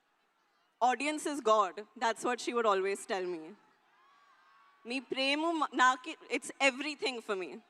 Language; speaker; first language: Telugu; non-native, learner; Hindi